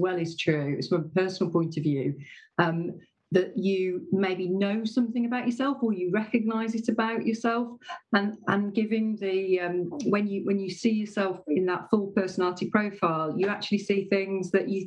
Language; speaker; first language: English; native; English